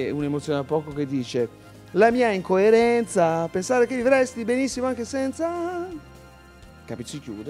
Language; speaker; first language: Italian; native; Italian